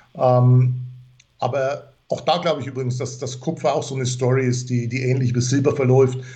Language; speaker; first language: German; non-native, fluent; English